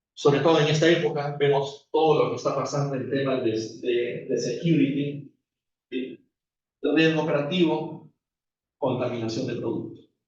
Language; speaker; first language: Spanish; native; Spanish